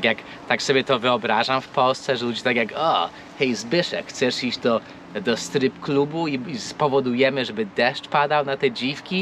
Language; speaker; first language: Polish; non-native, fluent; English